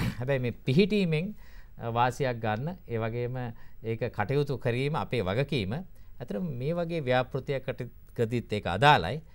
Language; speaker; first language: Sinhala; native; Sinhala